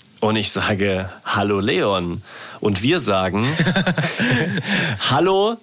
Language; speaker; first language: German; native; German